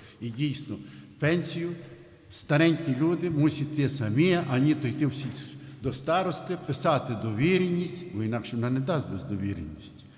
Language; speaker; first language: Ukrainian; native; Ukrainian